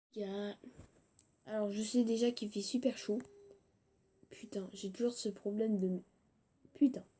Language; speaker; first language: French; native; French